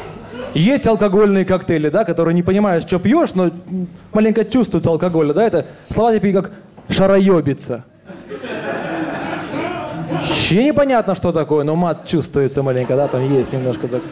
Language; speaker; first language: Russian; native; Russian